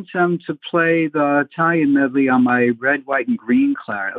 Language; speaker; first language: English; native; English